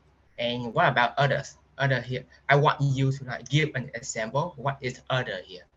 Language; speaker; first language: English; non-native, fluent; Vietnamese